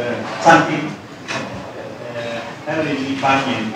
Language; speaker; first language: Chinese; non-native, learner; Spanish